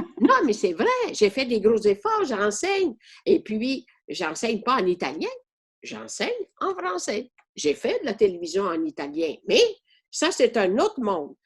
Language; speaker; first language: French; non-native, fluent; Italian